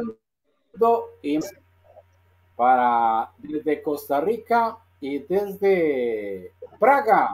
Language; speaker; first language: Spanish; native; Spanish